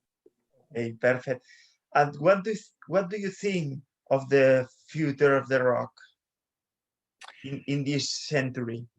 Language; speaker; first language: English; non-native, learner; Spanish